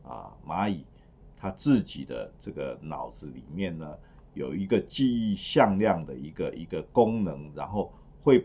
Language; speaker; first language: Chinese; native; Chinese